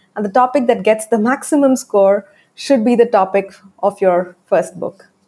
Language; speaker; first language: English; non-native, local second language; Tamil